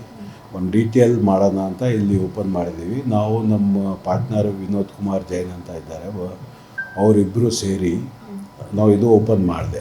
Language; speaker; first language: Kannada; non-native, local second language; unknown